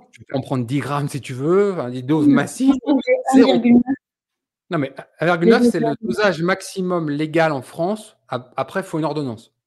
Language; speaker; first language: French; native; French